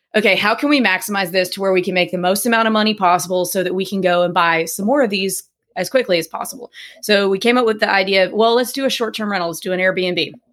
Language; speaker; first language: English; native; English